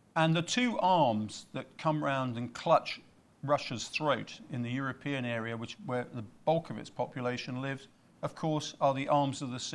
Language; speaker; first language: English; native; English